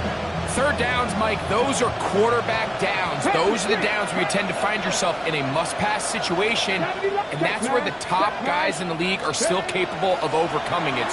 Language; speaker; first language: English; native; English